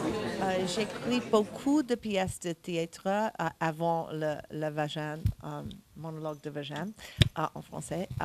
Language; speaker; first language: French; non-native, learner; English